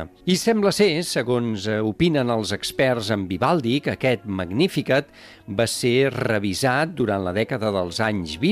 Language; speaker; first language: Catalan; native; Catalan